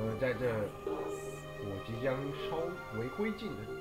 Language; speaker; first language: Chinese; native; Chinese